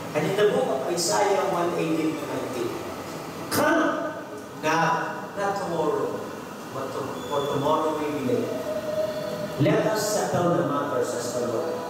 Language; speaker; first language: English; non-native, local second language; Filipino